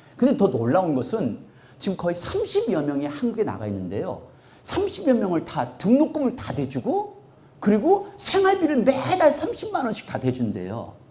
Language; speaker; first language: Korean; native; Korean